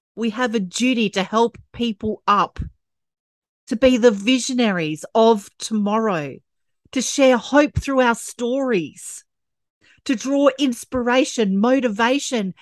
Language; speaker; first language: English; native; English